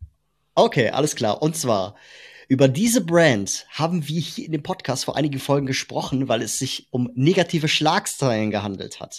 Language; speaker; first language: German; native; German